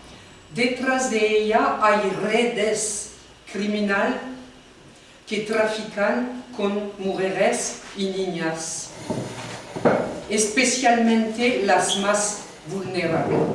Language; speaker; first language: Spanish; non-native, fluent; French